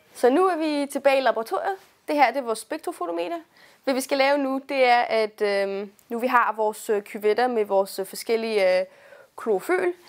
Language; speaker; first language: Danish; early bilingual, heritage; Danish